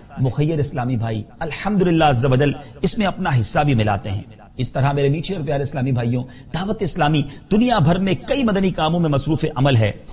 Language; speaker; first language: Urdu; native; Urdu